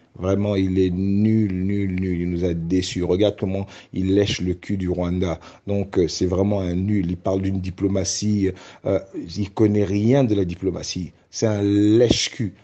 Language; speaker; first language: French; non-native, local second language; Luba-Lulua